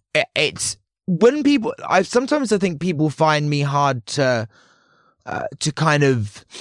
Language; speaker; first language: English; native; English